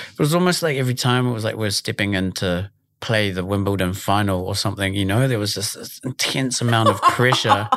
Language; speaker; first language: English; native; English